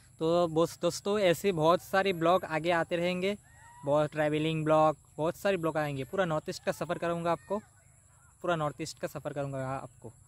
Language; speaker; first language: Hindi; non-native, local second language; Bangla